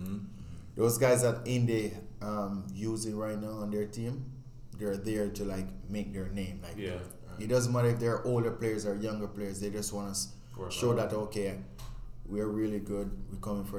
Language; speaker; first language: English; non-native, local second language; Jamaican Creole English